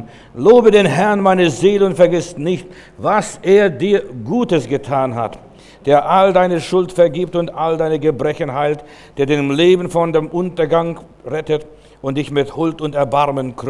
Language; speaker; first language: German; native; German